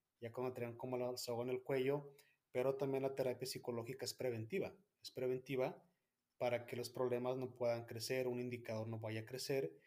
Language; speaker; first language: Spanish; native; Spanish